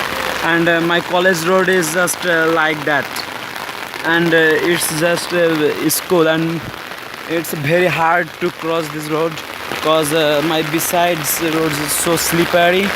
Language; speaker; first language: English; non-native, local second language; Bangla